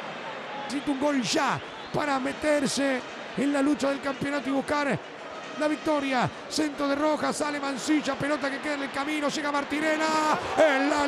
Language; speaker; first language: Spanish; native; Spanish